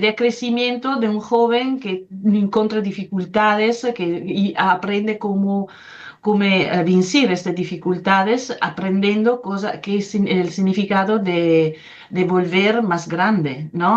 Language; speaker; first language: Spanish; non-native, fluent; Italian